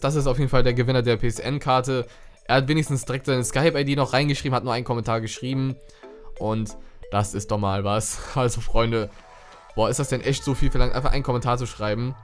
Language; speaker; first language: German; native; German